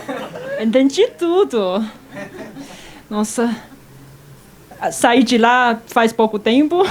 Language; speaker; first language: Portuguese; non-native, fluent; Chinese